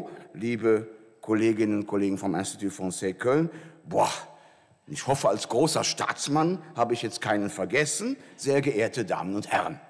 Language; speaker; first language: German; native; German